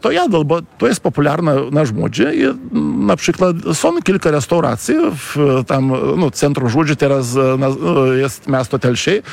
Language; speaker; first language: Polish; non-native, fluent; Lithuanian